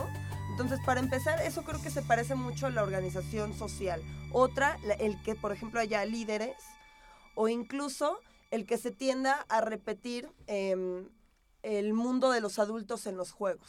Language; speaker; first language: Spanish; native; Spanish